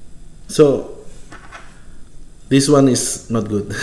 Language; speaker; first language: English; non-native, fluent; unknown